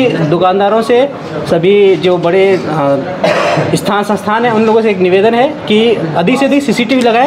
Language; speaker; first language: Hindi; native; Hindi